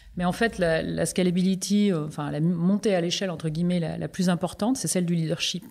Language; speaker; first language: French; native; French